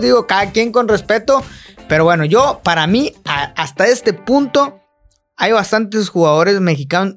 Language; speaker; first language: Spanish; native; Spanish